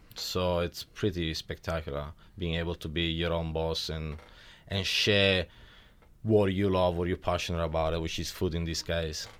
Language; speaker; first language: English; non-native, fluent; Italian